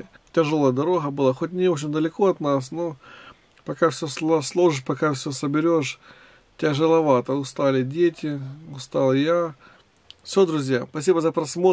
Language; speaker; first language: Russian; native; Russian